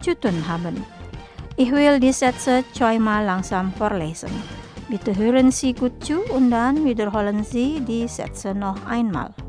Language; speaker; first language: German; non-native, fluent; Indonesian